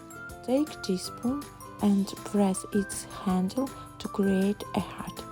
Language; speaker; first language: English; non-native, learner; Russian